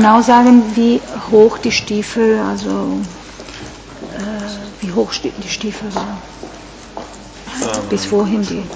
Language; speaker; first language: German; non-native, fluent; Italian